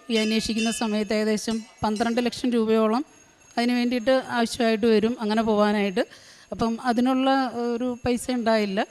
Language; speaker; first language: Malayalam; native; Malayalam